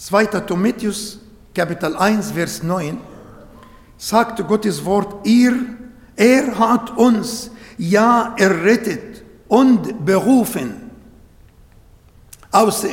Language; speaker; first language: German; non-native, fluent; Arabic